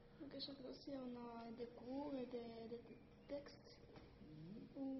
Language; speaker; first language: French; non-native, learner; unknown